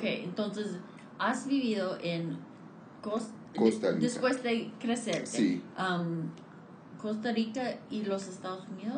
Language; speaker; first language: Spanish; non-native, fluent; English